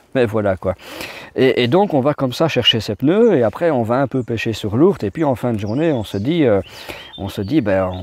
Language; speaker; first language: French; native; French